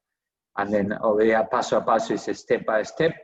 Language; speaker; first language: English; non-native, fluent; Spanish